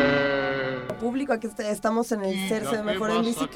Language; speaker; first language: Spanish; native; Spanish